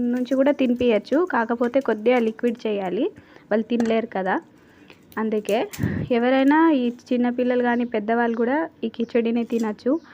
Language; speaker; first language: Telugu; native; Telugu